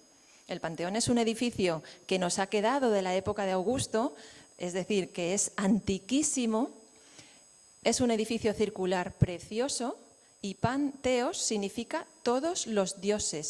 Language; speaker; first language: Spanish; native; Spanish